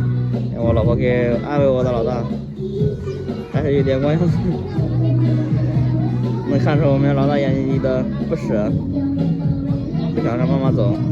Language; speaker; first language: Chinese; native; Chinese